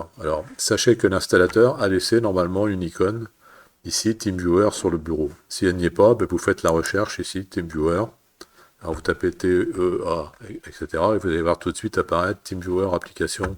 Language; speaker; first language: French; native; French